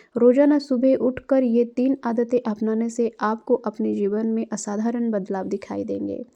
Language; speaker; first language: Hindi; non-native, local second language; Odia